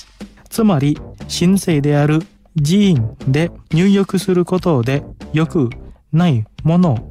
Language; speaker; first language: Japanese; non-native, fluent; Indonesian